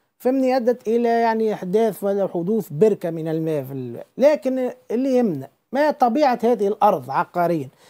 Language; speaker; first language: Arabic; native; Arabic